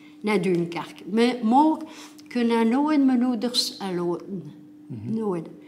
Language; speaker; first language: Dutch; non-native, local second language; French